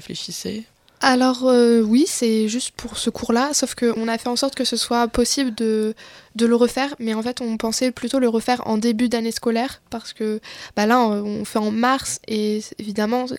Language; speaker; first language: French; native; French